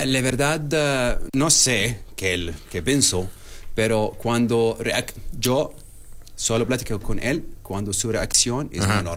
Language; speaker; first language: Spanish; non-native, learner; Arabic